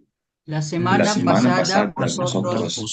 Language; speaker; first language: Spanish; non-native, learner; Filipino